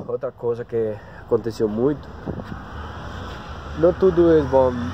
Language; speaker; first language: Portuguese; non-native, learner; Spanish